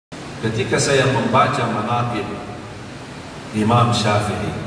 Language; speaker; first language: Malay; non-native, fluent; Arabic